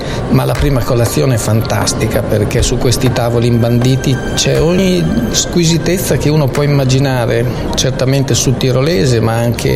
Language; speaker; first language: Italian; native; Italian